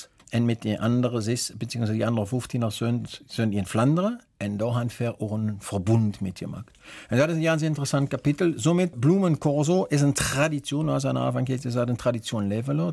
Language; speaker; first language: German; native; German